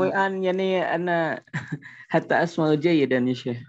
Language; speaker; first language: Arabic; non-native, learner; Indonesian